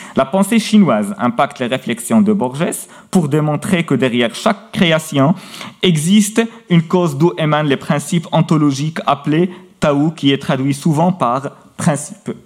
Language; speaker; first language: French; non-native, local second language; Arabic